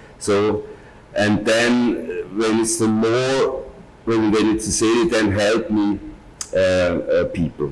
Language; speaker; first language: English; non-native, learner; German